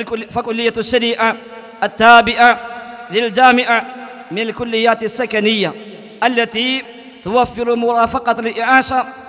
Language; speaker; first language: Arabic; non-native, fluent; Malayalam